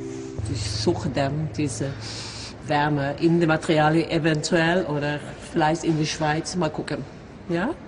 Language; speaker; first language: German; non-native, fluent; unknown